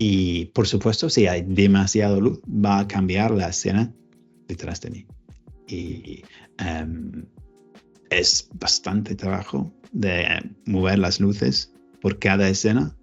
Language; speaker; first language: Spanish; non-native, learner; English